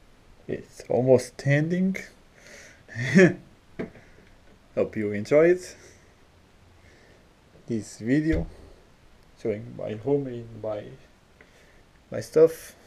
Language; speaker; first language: English; non-native, learner; Portuguese